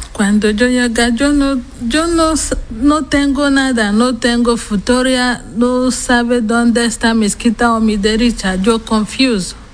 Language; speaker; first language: Spanish; non-native, learner; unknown